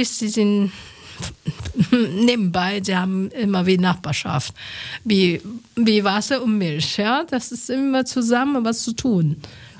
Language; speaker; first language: German; non-native, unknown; Chinese